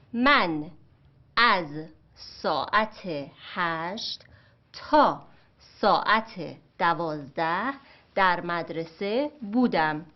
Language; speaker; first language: Persian; non-native, fluent; Urdu